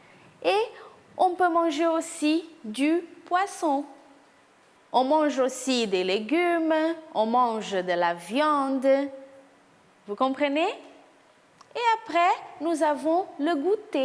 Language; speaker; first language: French; non-native, fluent; Portuguese